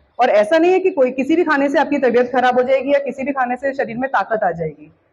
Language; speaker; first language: Hindi; non-native, local second language; Bangla